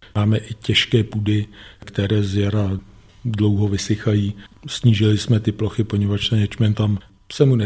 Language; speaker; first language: Czech; native; Czech